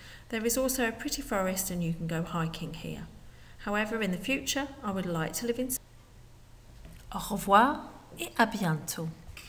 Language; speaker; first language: English; native; English